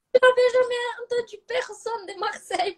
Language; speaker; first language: French; non-native, fluent; Portuguese